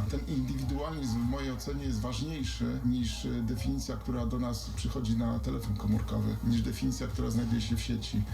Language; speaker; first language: Polish; native; Polish